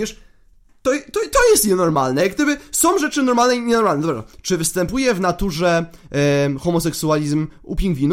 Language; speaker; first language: Polish; native; Polish